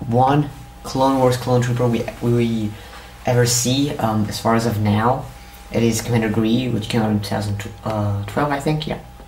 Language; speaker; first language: English; native; English